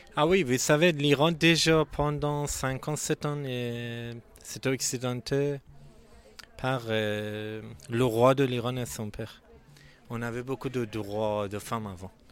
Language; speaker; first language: French; non-native, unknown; Persian